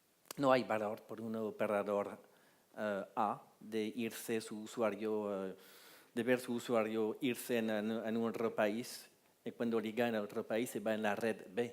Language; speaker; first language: Spanish; non-native, fluent; French